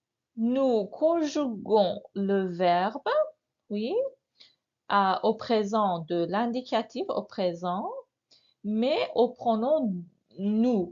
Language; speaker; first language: French; non-native, fluent; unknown